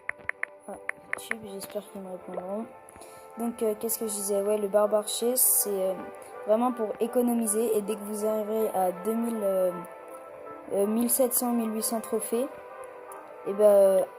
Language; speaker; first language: French; native; French